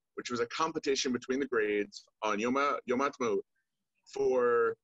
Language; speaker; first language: English; native; English